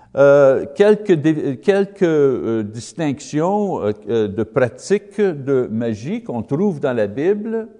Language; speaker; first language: French; non-native, learner; English